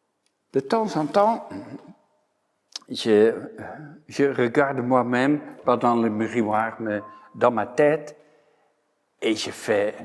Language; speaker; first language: French; non-native, fluent; Dutch